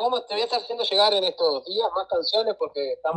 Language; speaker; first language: Spanish; native; Spanish